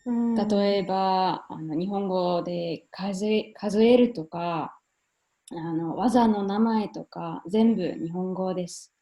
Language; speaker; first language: Japanese; non-native, fluent; German